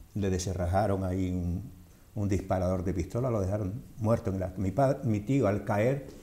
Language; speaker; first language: Spanish; native; Spanish